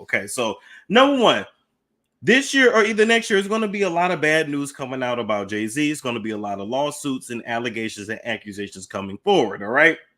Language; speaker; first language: English; native; English